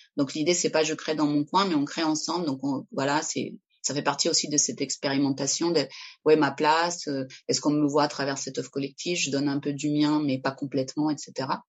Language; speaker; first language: French; early bilingual, other home language; Spanish